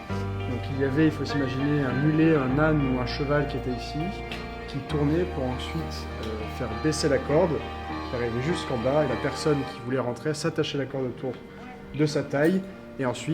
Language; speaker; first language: French; native; French